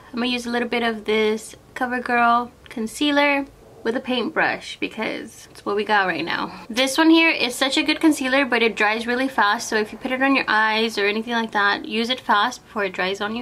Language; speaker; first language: English; early bilingual, other home language; Spanish